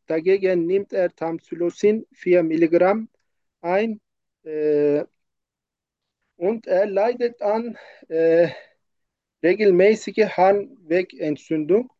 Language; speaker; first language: German; non-native, learner; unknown